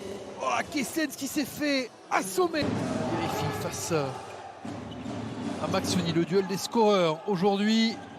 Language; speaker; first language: French; native; French